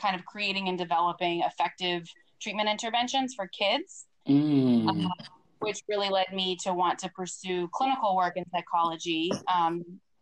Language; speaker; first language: English; native; English